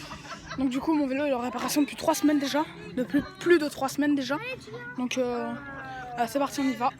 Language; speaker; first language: French; native; French